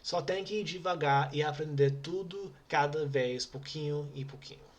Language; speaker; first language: Portuguese; non-native, fluent; English